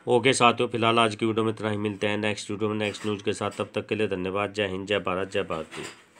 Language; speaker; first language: Hindi; native; Hindi